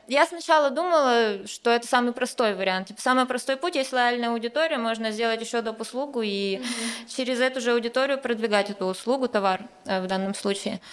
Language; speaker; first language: Russian; native; Russian